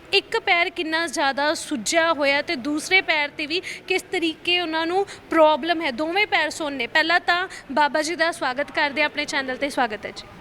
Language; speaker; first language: Punjabi; native; Punjabi